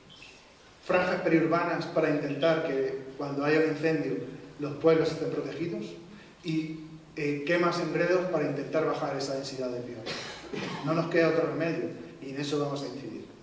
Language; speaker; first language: Spanish; native; Spanish